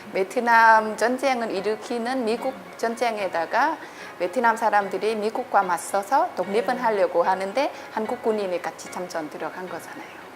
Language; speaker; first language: Korean; non-native, fluent; Vietnamese